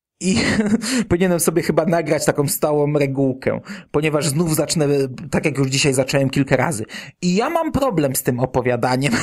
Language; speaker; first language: Polish; native; Polish